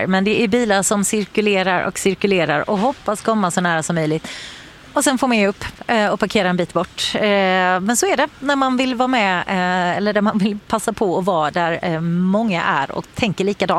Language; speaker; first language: Swedish; native; Swedish